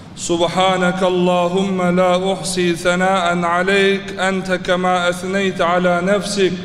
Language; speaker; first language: Arabic; non-native, fluent; Turkish